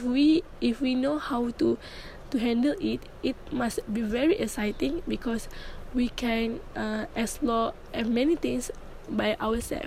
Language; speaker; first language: English; non-native, learner; Malay